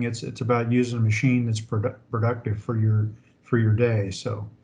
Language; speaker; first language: English; native; English